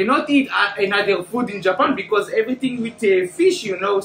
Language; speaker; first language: English; non-native, learner; Hebrew